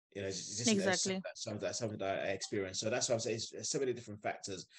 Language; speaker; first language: English; non-native, local second language; Yoruba